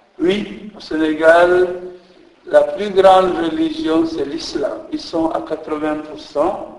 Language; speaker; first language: French; non-native, local second language; Jola-Fonyi